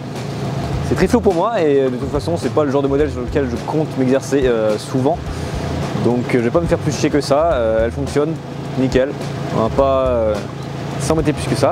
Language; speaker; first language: French; native; French